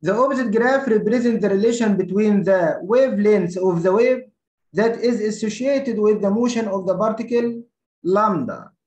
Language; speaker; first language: English; non-native, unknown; Arabic